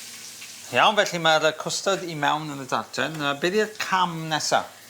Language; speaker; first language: Welsh; native; Welsh